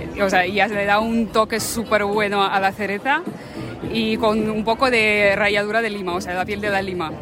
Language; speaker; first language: Spanish; non-native, fluent; Ukrainian